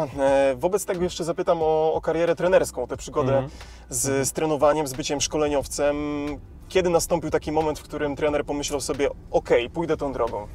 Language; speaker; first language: Polish; native; Polish